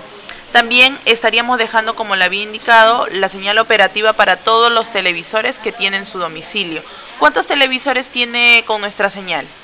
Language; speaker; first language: Spanish; native; Spanish